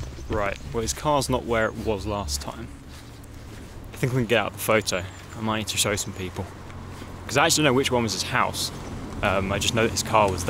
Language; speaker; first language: English; native; English